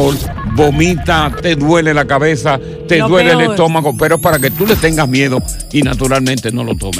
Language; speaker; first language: Spanish; native; Spanish